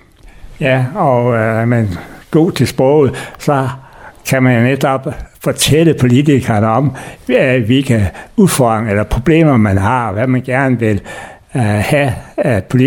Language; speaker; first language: Danish; native; Danish